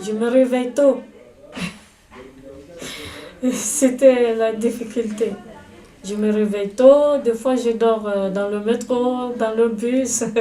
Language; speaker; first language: French; non-native, learner; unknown